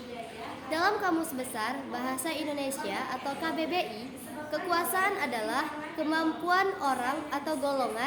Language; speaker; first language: Indonesian; native; Indonesian